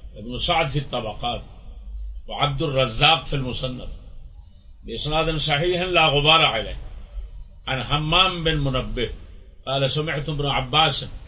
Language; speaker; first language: Arabic; non-native, fluent; Urdu